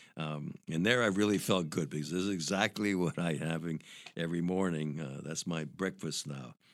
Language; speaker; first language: English; early bilingual, other home language; Spanish